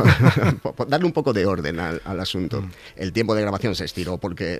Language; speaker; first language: Spanish; native; Spanish